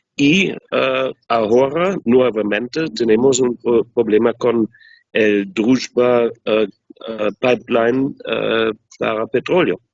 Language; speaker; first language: Spanish; non-native, learner; German